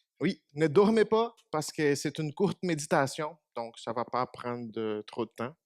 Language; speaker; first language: French; non-native, fluent; Portuguese